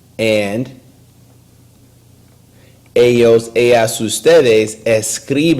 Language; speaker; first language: Spanish; non-native, learner; English